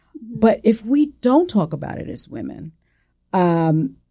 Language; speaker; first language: English; early bilingual, other home language; Spanish